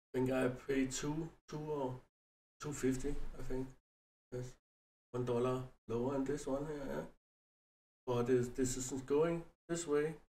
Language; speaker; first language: English; non-native, learner; Danish